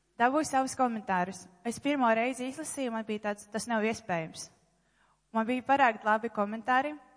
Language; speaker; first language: Latvian; non-native, local second language; Russian